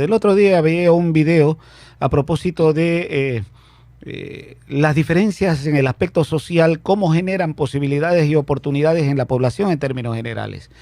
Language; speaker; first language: Spanish; native; Spanish